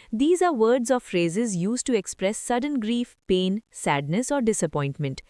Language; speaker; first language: English; non-native, local second language; Hindi